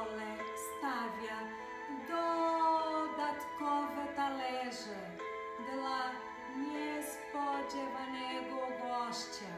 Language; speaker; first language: Polish; non-native, learner; Portuguese